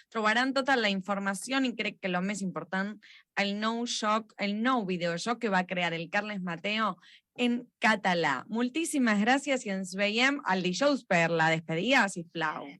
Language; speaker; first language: Catalan; non-native, local second language; Spanish